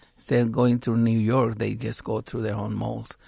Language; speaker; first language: English; non-native, fluent; Spanish